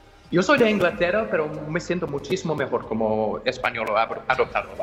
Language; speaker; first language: Spanish; non-native, fluent; English